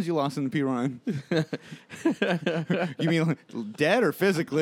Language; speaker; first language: English; native; English